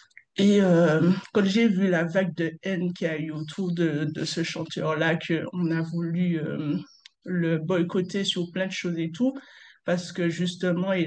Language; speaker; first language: French; native; French